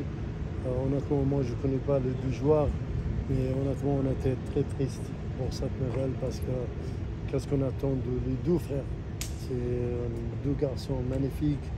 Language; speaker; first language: French; non-native, learner; Arabic